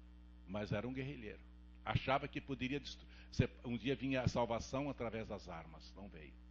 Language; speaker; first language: Portuguese; native; Portuguese